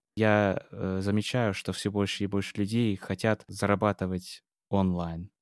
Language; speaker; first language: Russian; non-native, fluent; English